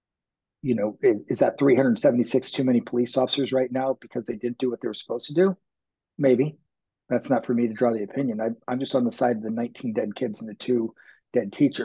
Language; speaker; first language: English; native; English